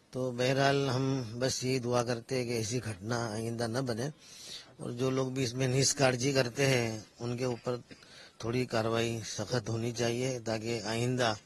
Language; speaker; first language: Hindi; non-native, local second language; Gujarati